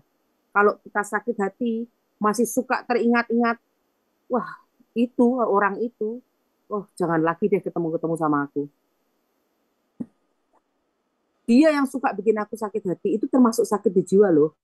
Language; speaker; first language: Indonesian; native; Indonesian